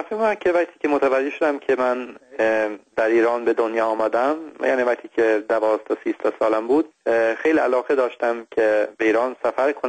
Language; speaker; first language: Persian; non-native, fluent; Swedish